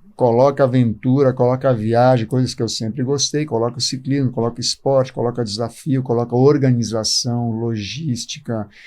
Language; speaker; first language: Portuguese; early bilingual, other home language; Spanish